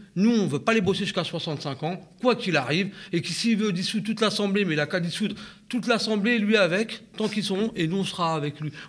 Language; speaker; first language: French; native; French